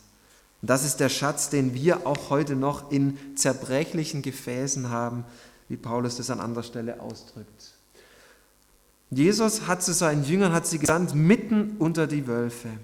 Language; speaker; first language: German; native; German